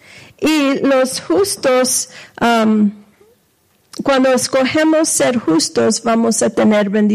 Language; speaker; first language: Spanish; non-native, fluent; English